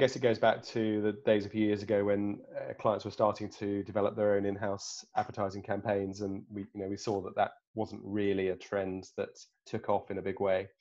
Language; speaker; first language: English; native; English